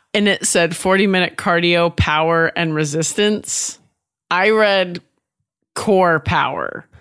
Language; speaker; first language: English; native; English